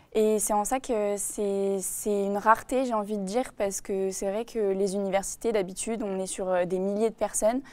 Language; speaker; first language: French; native; French